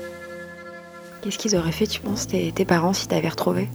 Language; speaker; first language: French; native; French